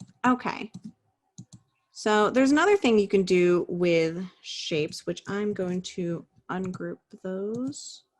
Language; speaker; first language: English; native; English